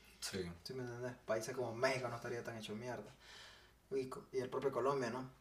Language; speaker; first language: Spanish; native; Spanish